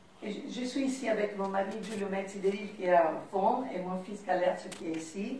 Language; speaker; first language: French; non-native, fluent; Italian